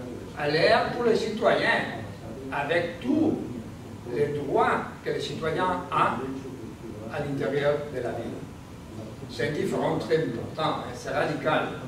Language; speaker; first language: French; non-native, learner; Spanish